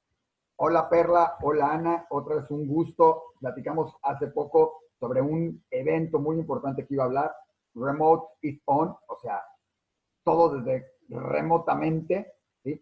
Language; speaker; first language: Spanish; native; Spanish